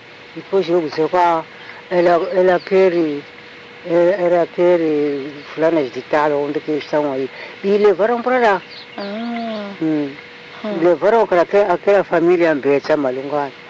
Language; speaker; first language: Portuguese; non-native, local second language; Tsonga